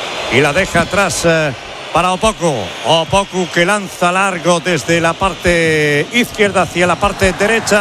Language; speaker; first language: Spanish; native; Spanish